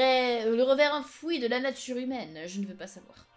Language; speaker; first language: French; native; French